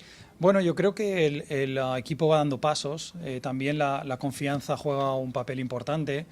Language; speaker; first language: Spanish; native; Spanish